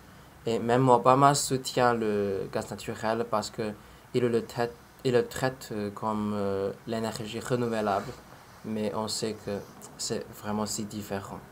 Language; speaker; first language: French; non-native, learner; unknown